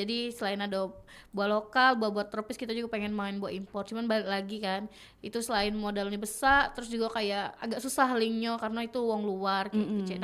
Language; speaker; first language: Indonesian; native; Indonesian